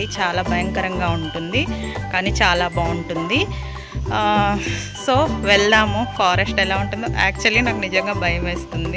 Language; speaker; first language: Telugu; native; Telugu